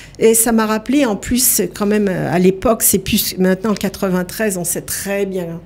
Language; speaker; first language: French; native; French